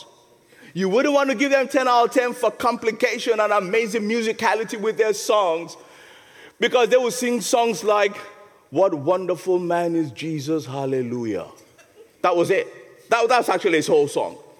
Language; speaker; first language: English; non-native, local second language; Yoruba